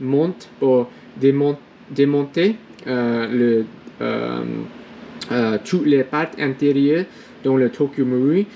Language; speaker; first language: French; non-native, learner; English